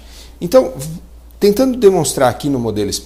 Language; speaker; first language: Portuguese; native; Portuguese